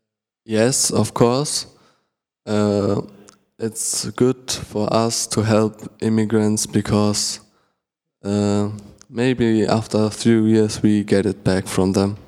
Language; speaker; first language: English; non-native, learner; German